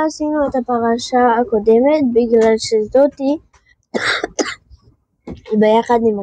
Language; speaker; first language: Hebrew; early bilingual, heritage; French